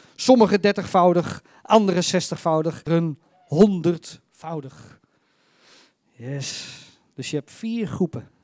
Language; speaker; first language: Dutch; native; Dutch